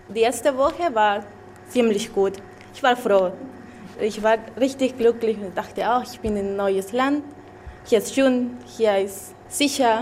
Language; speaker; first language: German; non-native, fluent; Spanish